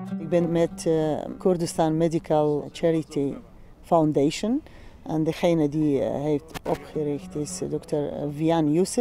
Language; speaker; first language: Dutch; non-native, fluent; Central Kurdish